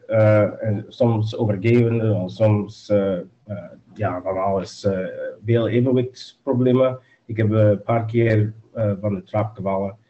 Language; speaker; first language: Dutch; non-native, learner; English